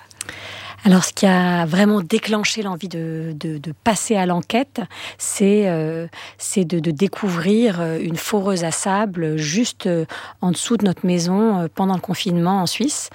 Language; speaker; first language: French; native; French